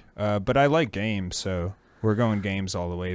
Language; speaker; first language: English; native; English